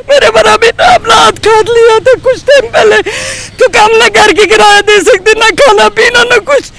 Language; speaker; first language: Hindi; non-native, fluent; Persian